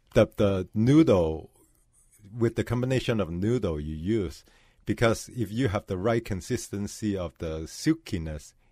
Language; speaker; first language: English; non-native, local second language; Cantonese